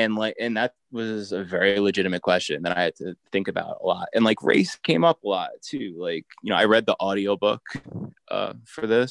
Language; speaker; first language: English; native; English